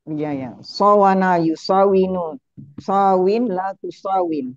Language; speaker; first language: Arabic; non-native, learner; Indonesian